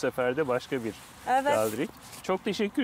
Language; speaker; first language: Turkish; native; Turkish